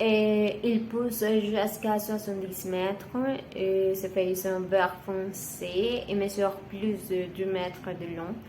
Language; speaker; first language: French; non-native, learner; Spanish